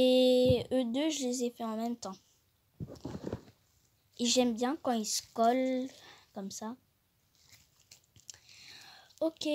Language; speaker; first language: French; non-native, fluent; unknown